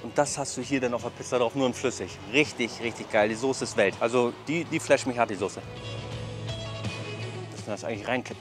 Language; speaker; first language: German; native; German